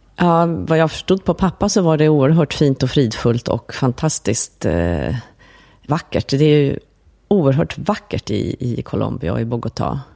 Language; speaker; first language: Swedish; early bilingual, other home language; Finnish